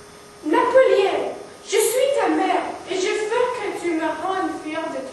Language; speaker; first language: French; non-native, learner; English